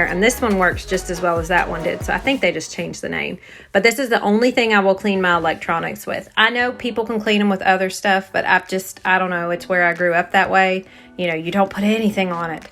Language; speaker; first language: English; native; English